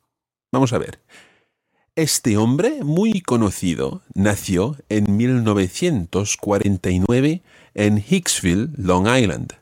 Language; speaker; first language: Spanish; non-native, fluent; English